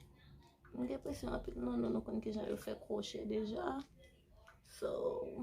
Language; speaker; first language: French; non-native, local second language; Haitian Creole